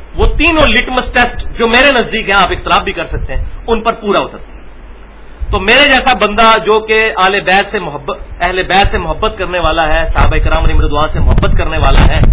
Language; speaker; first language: Urdu; non-native, local second language; Punjabi